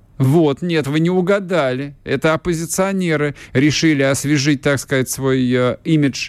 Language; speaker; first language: Russian; native; Russian